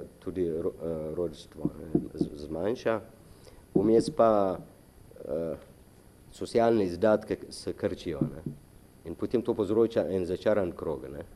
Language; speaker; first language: Slovenian; non-native, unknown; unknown